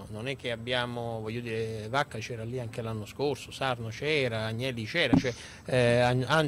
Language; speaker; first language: Italian; native; Italian